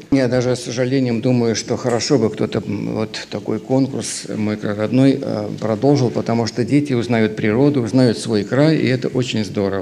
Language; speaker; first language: Russian; native; Russian